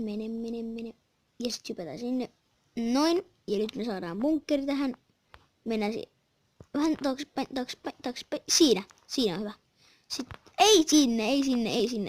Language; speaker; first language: Finnish; native; Finnish